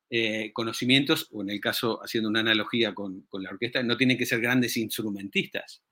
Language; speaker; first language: Spanish; native; Spanish